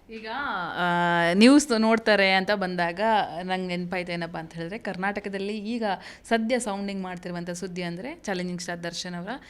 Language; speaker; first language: Kannada; native; Kannada